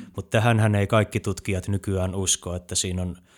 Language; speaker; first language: Finnish; native; Finnish